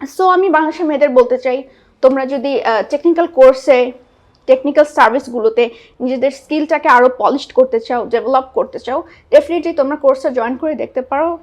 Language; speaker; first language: Bangla; native; Bangla